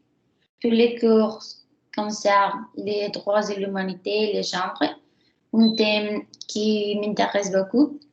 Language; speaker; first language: French; non-native, learner; Spanish